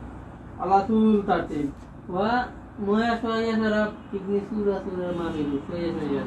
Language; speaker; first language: Arabic; non-native, learner; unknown